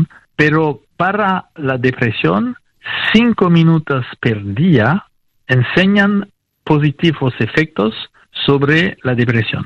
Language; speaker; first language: Spanish; non-native, fluent; French